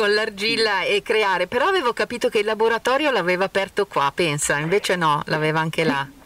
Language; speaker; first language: Italian; native; Italian